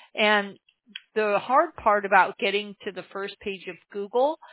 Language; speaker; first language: English; native; English